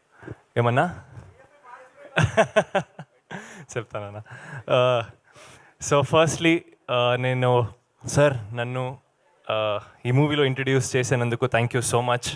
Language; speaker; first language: Telugu; non-native, learner; Kannada